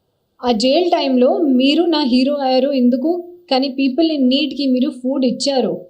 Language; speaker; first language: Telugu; non-native, learner; Hindi